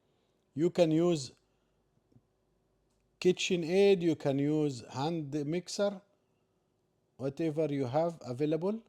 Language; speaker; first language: English; non-native, learner; Arabic